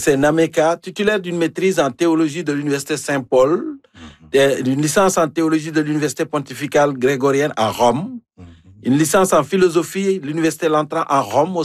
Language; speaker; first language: French; native; French